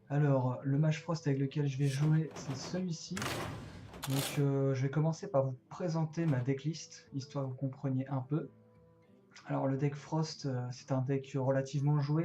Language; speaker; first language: French; native; French